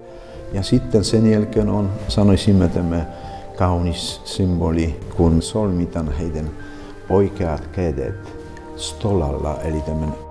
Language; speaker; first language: Finnish; non-native, fluent; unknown